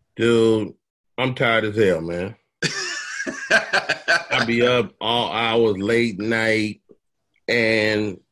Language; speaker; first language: English; native; English